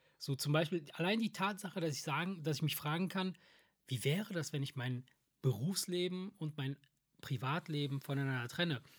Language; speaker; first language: German; early bilingual, other home language; Italian